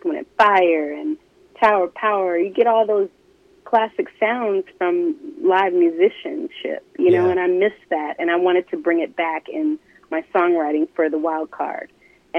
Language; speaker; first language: English; native; English